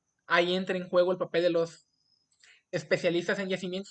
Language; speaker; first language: Spanish; native; Spanish